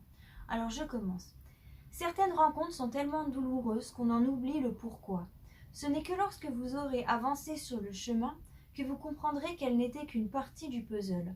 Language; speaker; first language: French; native; French